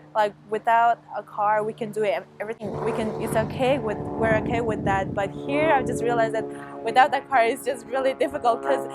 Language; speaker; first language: English; non-native, fluent; Mongolian